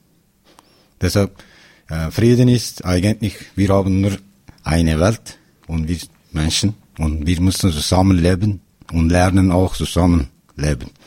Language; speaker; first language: German; non-native, learner; Kurdish